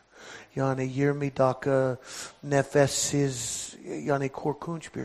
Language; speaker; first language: Turkish; non-native, fluent; English